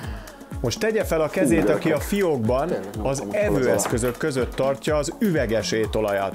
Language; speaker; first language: Hungarian; native; Hungarian